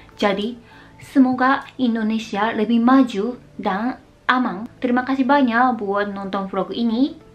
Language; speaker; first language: Indonesian; non-native, fluent; Japanese